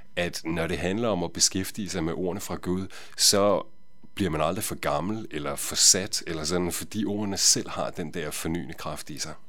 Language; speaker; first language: Danish; native; Danish